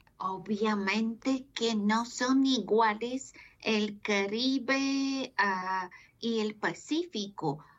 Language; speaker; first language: Spanish; non-native, fluent; Bulgarian